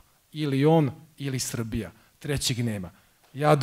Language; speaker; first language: Croatian; native; Croatian